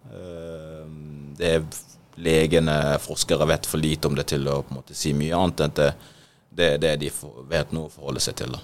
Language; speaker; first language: Norwegian; early bilingual, other home language; Swahili